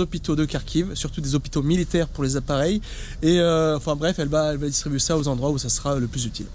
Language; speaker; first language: French; native; French